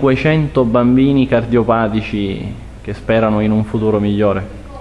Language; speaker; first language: Italian; native; Italian